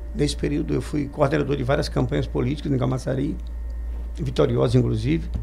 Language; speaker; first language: Portuguese; native; Portuguese